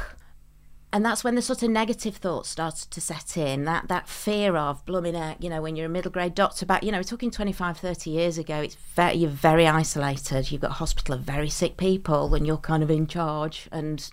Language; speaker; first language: English; native; English